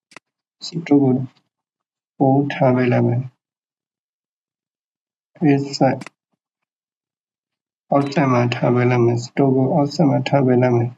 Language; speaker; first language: Burmese; native; Burmese